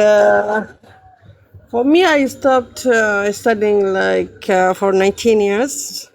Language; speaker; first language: English; non-native, learner; Arabic